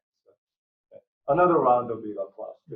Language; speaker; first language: English; non-native, fluent; Korean